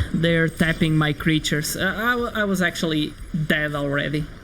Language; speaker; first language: English; non-native, fluent; Portuguese